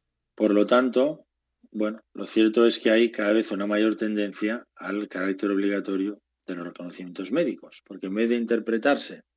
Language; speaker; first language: Spanish; native; Spanish